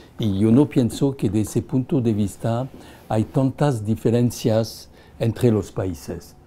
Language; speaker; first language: Spanish; non-native, fluent; French